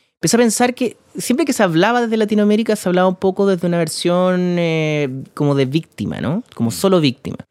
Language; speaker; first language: Spanish; native; Spanish